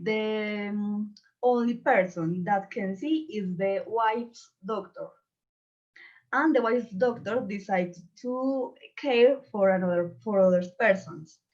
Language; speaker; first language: English; non-native, learner; Spanish